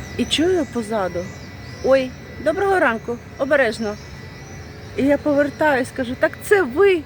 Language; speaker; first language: Ukrainian; non-native, local second language; Russian